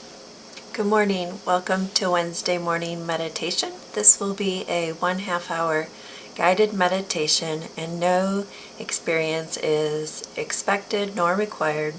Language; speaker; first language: English; native; English